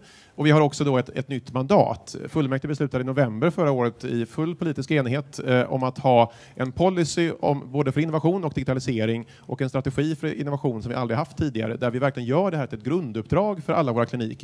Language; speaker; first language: Swedish; native; Swedish